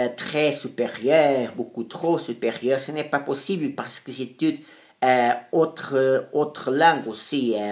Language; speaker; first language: French; non-native, fluent; Portuguese